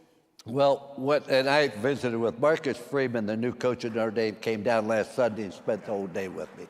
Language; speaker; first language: English; native; English